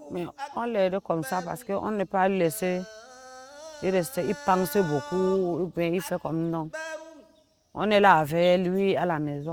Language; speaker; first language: French; non-native, local second language; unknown